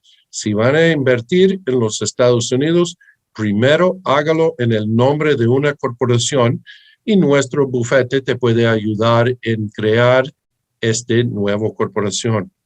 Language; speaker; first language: Spanish; early bilingual, heritage; English